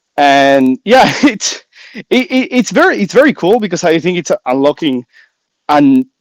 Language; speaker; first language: English; non-native, fluent; Spanish